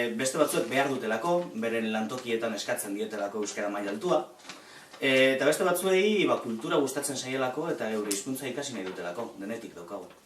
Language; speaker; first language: Basque; non-native, local second language; Spanish